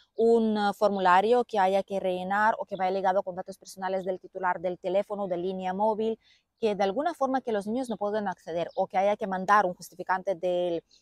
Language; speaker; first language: Spanish; non-native, fluent; Lithuanian